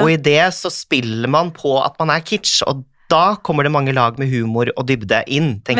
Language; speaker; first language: Norwegian; native; Norwegian